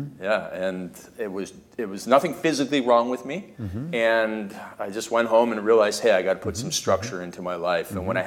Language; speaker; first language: English; native; English